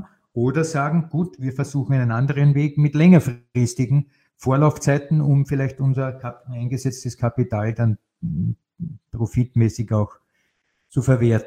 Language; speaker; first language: German; native; German